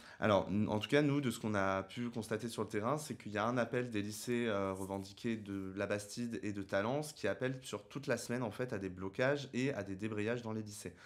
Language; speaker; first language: French; native; French